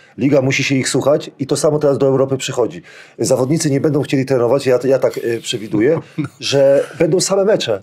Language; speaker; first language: Polish; native; Polish